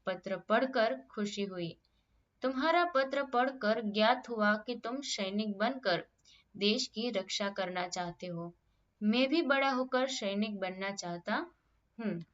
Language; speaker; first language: Hindi; non-native, local second language; Gujarati